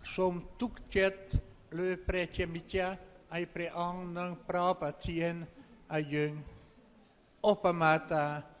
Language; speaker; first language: Khmer; non-native, fluent; French